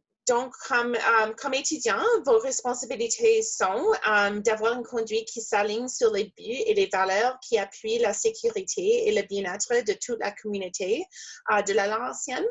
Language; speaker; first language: French; non-native, local second language; English